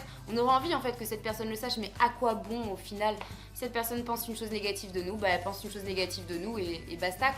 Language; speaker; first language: French; native; French